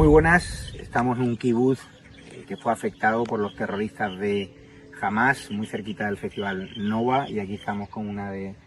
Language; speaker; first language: Spanish; native; Spanish